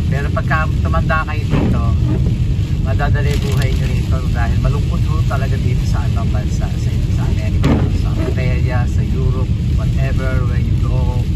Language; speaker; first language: Filipino; native; Filipino